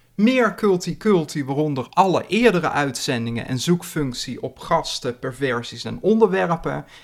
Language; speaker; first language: Dutch; native; Dutch